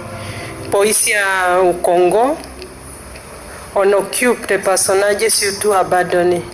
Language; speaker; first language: French; non-native, fluent; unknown